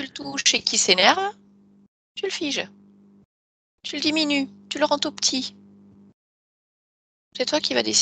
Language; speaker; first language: French; native; French